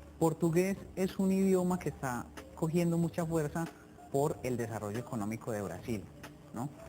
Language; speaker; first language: Spanish; native; Spanish